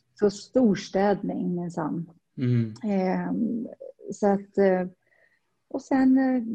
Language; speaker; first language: Swedish; native; Swedish